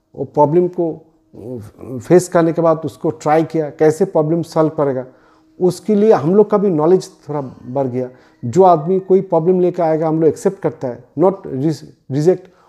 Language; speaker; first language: Hindi; non-native, local second language; Bangla